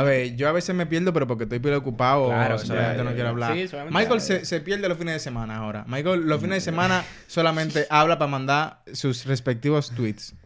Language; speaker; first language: Spanish; native; Spanish